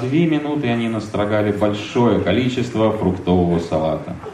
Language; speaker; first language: Russian; native; Russian